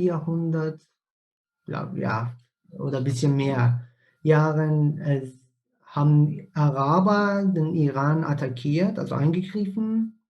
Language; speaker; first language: German; non-native, fluent; Persian